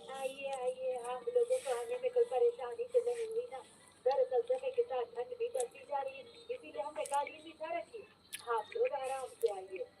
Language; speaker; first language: Hindi; non-native, local second language; Bangla